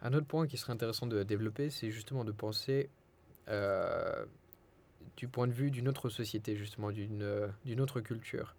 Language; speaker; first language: French; non-native, fluent; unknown